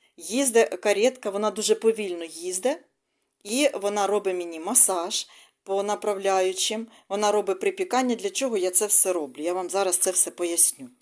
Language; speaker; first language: Ukrainian; non-native, local second language; Russian